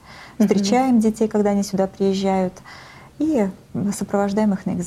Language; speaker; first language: Russian; native; Russian